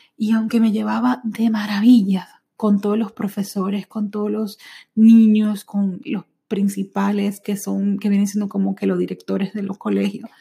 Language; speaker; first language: Spanish; early bilingual, heritage; Spanish